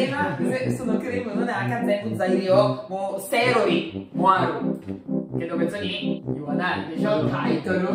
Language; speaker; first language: Japanese; non-native, learner; Italian